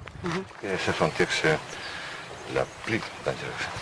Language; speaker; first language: French; non-native, learner; Spanish